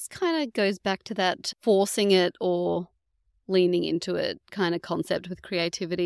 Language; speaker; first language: English; native; English